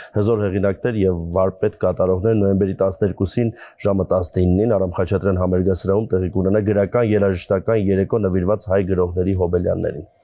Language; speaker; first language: Armenian; native; Armenian